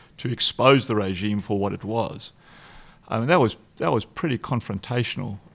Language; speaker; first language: English; native; English